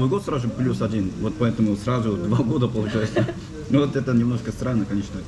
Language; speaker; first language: Russian; non-native, fluent; Korean